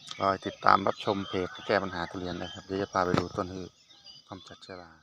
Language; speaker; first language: Thai; native; Thai